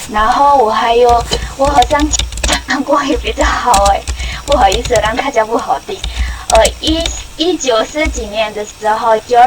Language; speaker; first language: Chinese; non-native, learner; Indonesian